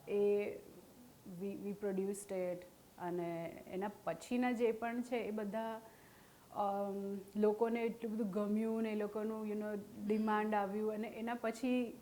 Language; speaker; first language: Gujarati; non-native, local second language; Hindi